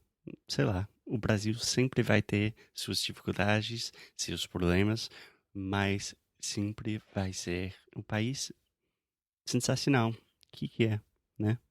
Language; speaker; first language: Portuguese; non-native, fluent; English